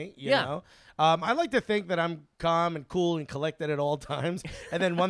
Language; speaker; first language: English; early bilingual, other home language; Spanish